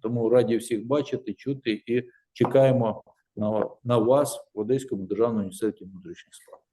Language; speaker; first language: Ukrainian; native; Ukrainian